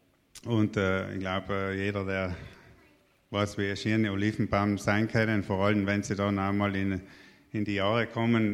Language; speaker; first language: German; native; German